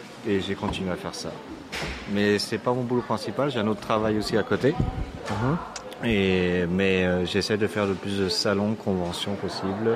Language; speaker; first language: French; native; French